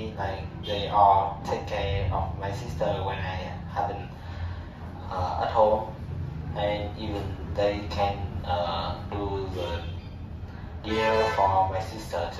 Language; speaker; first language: English; non-native, learner; Vietnamese